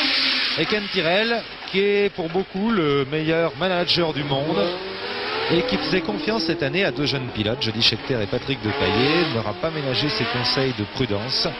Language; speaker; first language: French; native; French